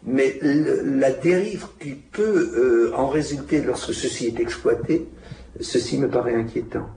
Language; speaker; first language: French; native; French